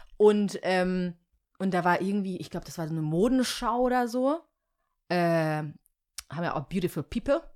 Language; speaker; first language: German; early bilingual, other home language; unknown